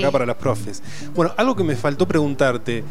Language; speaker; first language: Spanish; native; Spanish